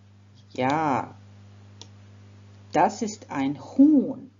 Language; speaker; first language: German; non-native, fluent; Croatian